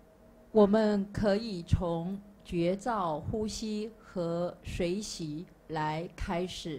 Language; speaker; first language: Chinese; native; Chinese